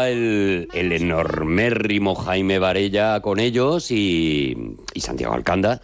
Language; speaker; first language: Spanish; native; Spanish